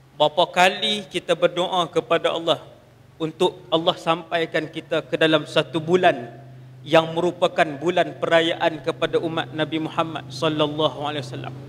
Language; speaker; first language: Malay; native; Malay